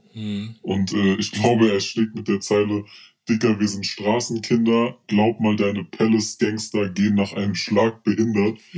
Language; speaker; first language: German; early bilingual, other home language; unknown